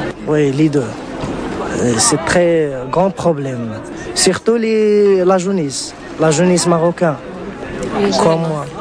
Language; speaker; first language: French; non-native, learner; Arabic